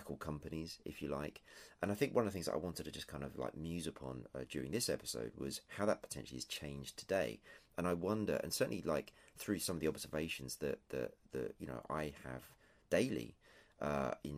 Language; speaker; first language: English; native; English